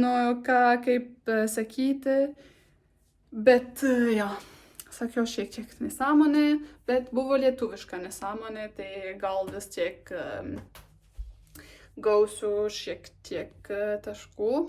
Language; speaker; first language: Lithuanian; non-native, learner; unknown